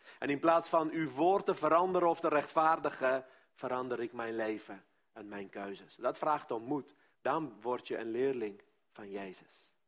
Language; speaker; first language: Dutch; non-native, fluent; Armenian